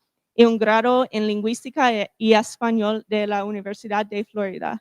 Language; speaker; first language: Spanish; non-native, fluent; English